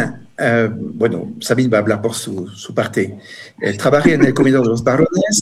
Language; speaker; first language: Spanish; non-native, fluent; French